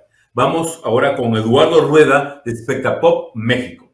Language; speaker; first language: Spanish; native; Spanish